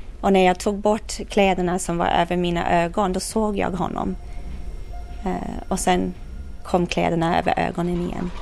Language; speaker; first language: Swedish; non-native, fluent; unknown